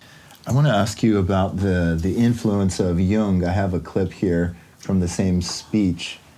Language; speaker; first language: English; native; English